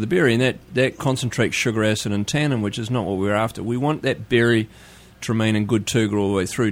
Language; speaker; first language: English; native; English